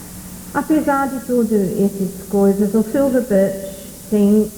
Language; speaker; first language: Portuguese; non-native, fluent; English